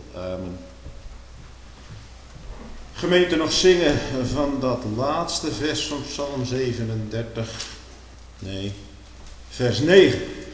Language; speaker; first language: Dutch; native; Dutch